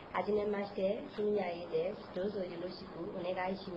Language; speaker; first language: Japanese; non-native, learner; Burmese